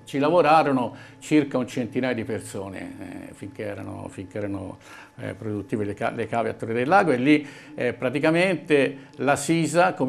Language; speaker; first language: Italian; native; Italian